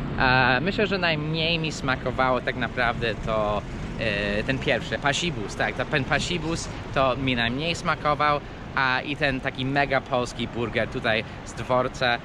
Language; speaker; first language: Polish; non-native, fluent; English